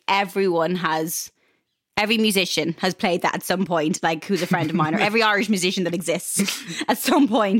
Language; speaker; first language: English; native; English